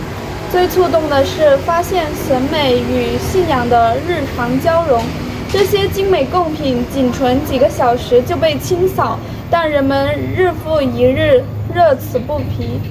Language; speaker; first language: Chinese; native; Chinese